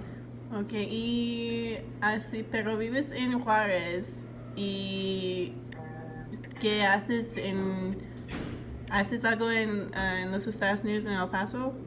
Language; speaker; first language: Spanish; non-native, learner; English